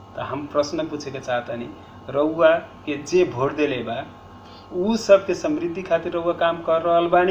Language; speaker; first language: Bhojpuri; non-native, local second language; Nepali